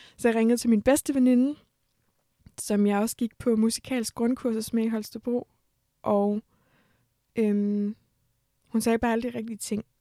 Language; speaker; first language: Danish; native; Danish